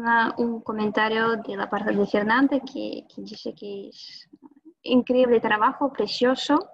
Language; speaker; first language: Spanish; non-native, fluent; Russian